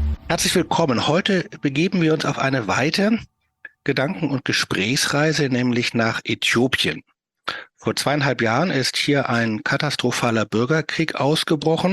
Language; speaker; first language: German; native; German